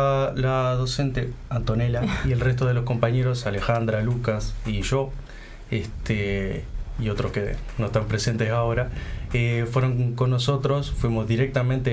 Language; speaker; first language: Spanish; native; Spanish